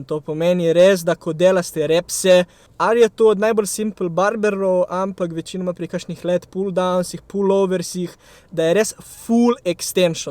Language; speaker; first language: Slovenian; native; Slovenian